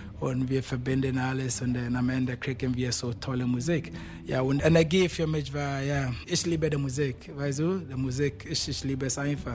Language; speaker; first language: German; non-native, fluent; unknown